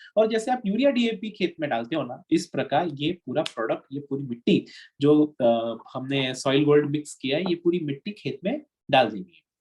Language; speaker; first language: Hindi; non-native, local second language; Marathi